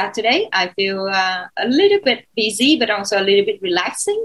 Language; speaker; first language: English; non-native, fluent; Vietnamese